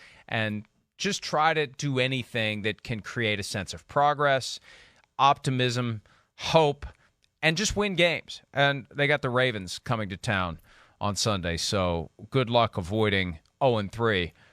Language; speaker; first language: English; native; English